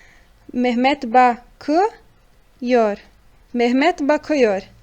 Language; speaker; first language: Turkish; non-native, fluent; Portuguese